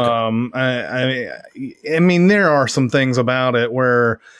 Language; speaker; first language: English; native; English